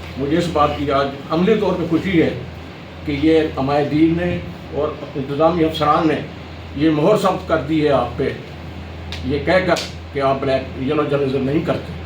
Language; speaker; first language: Urdu; non-native, local second language; Saraiki